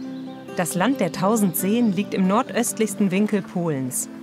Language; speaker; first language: German; native; German